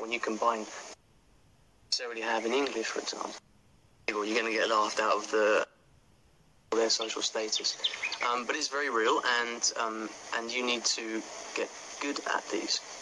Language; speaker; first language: English; native; English